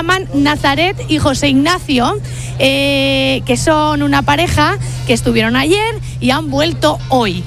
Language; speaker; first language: Spanish; native; Spanish